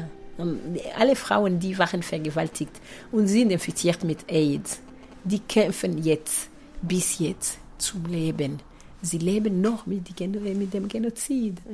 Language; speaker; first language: German; non-native, fluent; Kinyarwanda